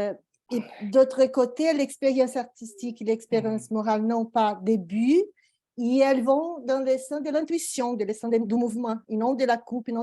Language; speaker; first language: French; non-native, fluent; Portuguese